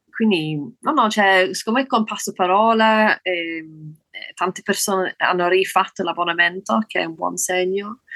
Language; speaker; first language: Italian; non-native, fluent; English